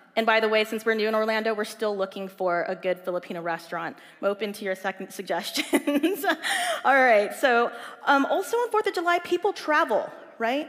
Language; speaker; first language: English; native; English